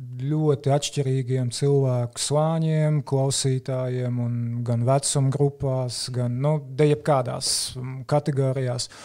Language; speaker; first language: Latvian; native; Latvian